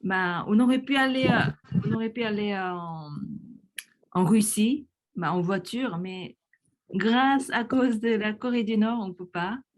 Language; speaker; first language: French; early bilingual, other home language; Korean